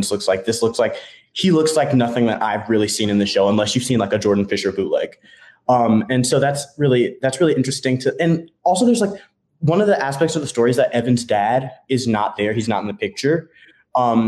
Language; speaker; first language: English; native; English